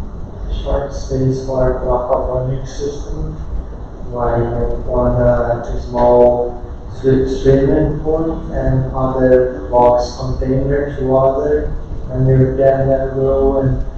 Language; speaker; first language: English; non-native, learner; Portuguese